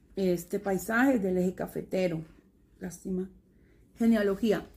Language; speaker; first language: Spanish; native; Spanish